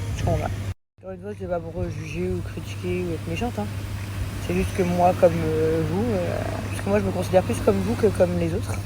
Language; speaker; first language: French; early bilingual, other home language; English